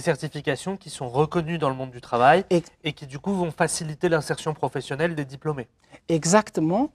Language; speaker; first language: French; native; French